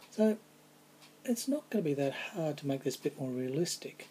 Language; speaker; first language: English; native; English